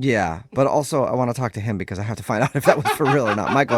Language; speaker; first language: English; native; English